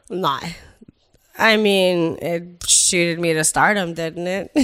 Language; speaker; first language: English; early bilingual, other home language; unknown